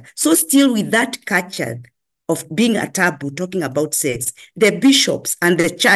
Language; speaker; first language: English; non-native, local second language; Kikuyu